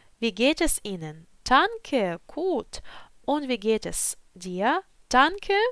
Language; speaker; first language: German; non-native, fluent; Ukrainian